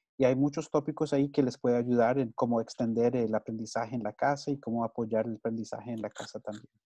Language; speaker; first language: Spanish; early bilingual, heritage; Spanish